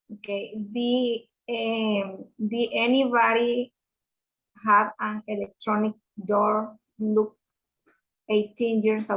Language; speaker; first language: English; non-native, learner; Spanish